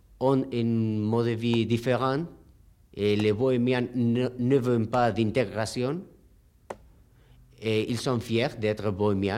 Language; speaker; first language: French; non-native, learner; Spanish